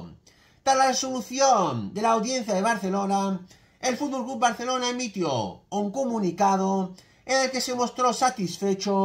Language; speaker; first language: Spanish; native; Spanish